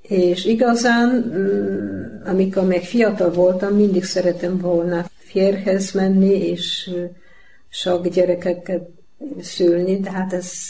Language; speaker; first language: Hungarian; non-native, learner; Polish